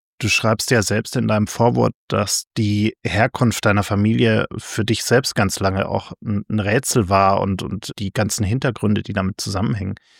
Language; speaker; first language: German; native; German